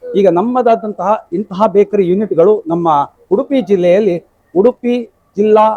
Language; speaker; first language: Kannada; non-native, local second language; Konkani